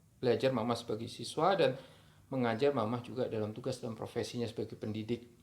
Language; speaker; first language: Indonesian; native; Indonesian